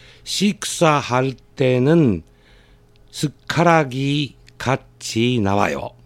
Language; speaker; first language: Korean; non-native, fluent; Japanese